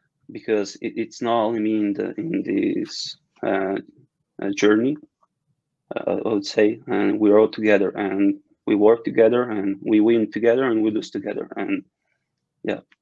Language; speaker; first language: English; non-native, fluent; Italian